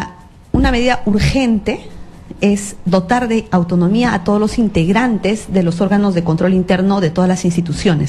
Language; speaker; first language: Spanish; native; Spanish